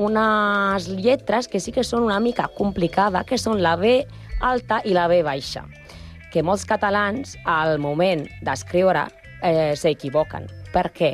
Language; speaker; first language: Catalan; non-native, learner; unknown